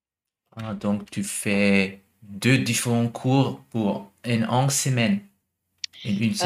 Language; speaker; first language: French; non-native, learner; German